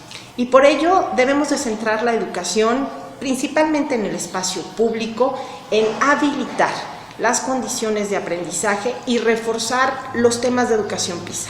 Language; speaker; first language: Spanish; native; Spanish